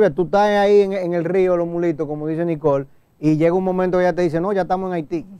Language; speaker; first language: Spanish; native; Spanish